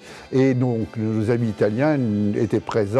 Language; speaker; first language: French; native; French